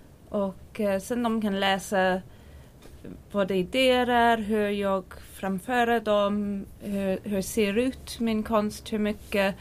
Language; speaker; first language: Swedish; non-native, learner; English